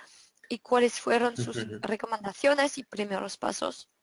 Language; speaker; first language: Spanish; non-native, fluent; French